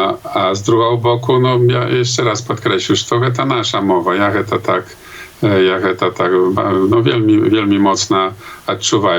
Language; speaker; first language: Polish; non-native, local second language; Belarusian